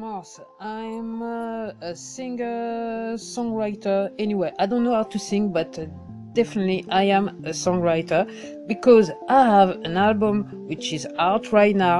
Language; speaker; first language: English; non-native, fluent; French